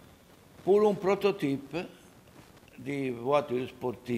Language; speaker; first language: French; non-native, learner; Italian